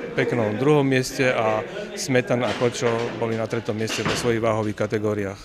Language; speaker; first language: Slovak; native; Slovak